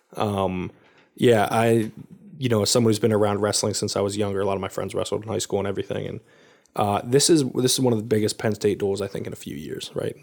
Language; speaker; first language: English; native; English